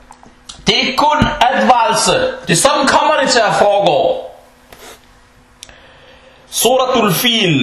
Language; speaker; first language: Danish; early bilingual, other home language; Arabic